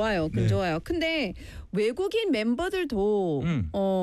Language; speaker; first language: Korean; native; Korean